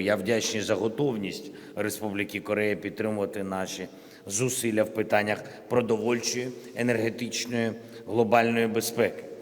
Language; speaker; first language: Ukrainian; non-native, local second language; Russian